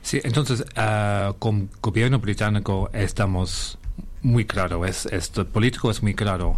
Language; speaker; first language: Spanish; non-native, fluent; English